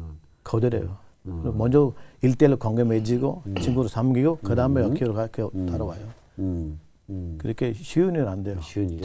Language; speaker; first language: Korean; non-native, learner; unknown